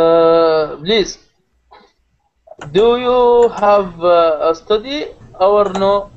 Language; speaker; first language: English; non-native, learner; Arabic